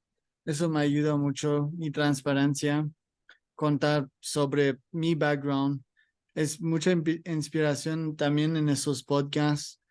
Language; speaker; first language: Spanish; non-native, learner; English